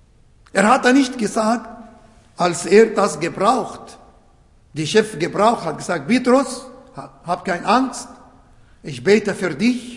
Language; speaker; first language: German; non-native, learner; Arabic